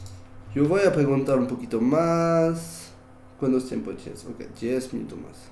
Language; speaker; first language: Spanish; non-native, learner; French